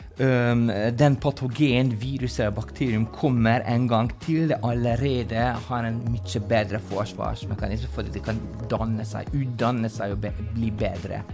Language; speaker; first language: Norwegian; non-native, fluent; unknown